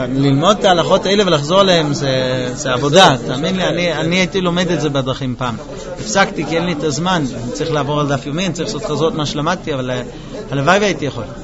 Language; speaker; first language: Hebrew; non-native, fluent; English